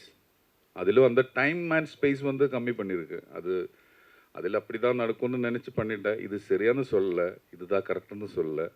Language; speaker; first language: Tamil; non-native, learner; Malayalam